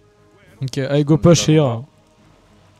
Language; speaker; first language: English; non-native, learner; French